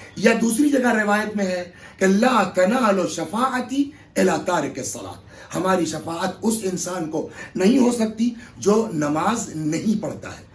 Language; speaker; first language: Urdu; native; Urdu